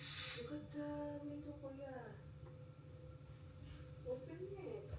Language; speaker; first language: English; non-native, local second language; Filipino